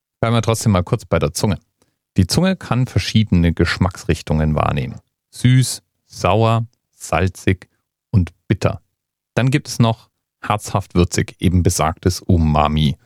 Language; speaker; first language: German; native; German